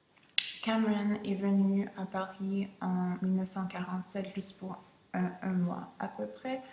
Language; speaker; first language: French; non-native, local second language; English